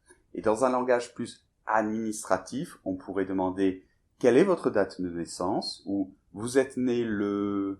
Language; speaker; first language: French; native; French